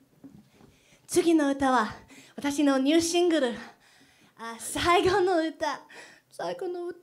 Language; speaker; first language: Japanese; non-native, learner; English